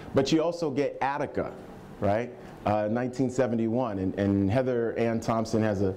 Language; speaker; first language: English; native; English